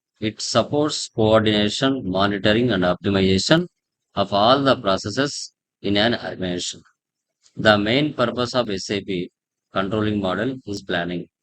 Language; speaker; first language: English; non-native, local second language; Telugu